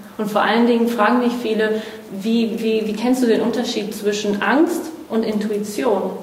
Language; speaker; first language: German; non-native, fluent; Portuguese